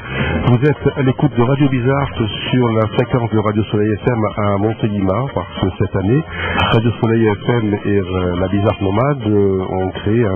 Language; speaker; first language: French; native; French